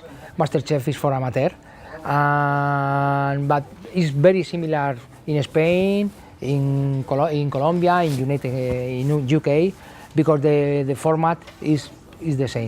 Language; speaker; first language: English; non-native, learner; Spanish